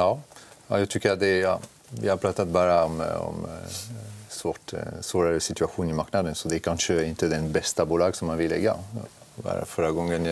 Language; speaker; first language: Swedish; non-native, fluent; French